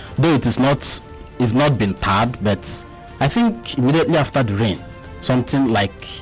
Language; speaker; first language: English; non-native, local second language; Igbo